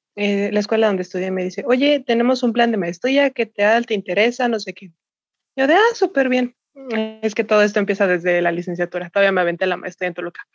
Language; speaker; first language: Spanish; native; Spanish